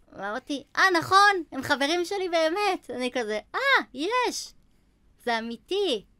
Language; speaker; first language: Hebrew; native; Hebrew